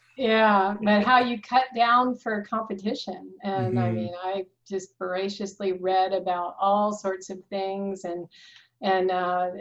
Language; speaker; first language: English; native; English